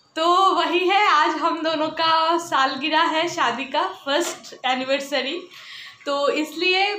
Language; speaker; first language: Hindi; non-native, local second language; Bangla